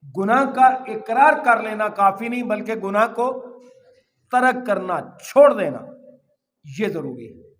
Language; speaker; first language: Urdu; non-native, local second language; Punjabi